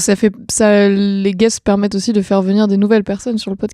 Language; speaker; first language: French; native; French